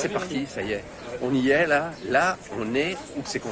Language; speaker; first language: French; native; French